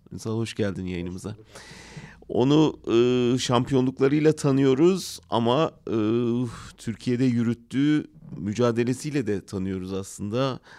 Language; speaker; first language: Turkish; native; Turkish